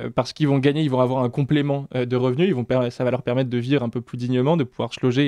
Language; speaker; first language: French; native; French